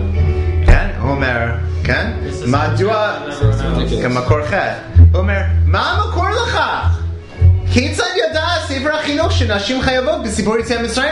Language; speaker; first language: Hebrew; non-native, fluent; English